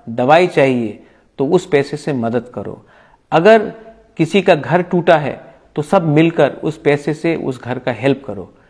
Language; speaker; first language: Hindi; non-native, local second language; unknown